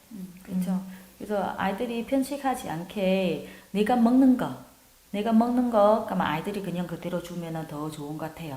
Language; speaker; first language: Korean; non-native, learner; Vietnamese